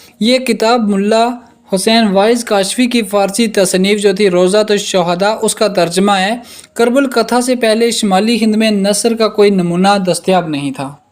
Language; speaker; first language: Urdu; native; Urdu